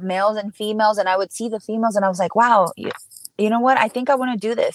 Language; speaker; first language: English; early bilingual, other home language; Spanish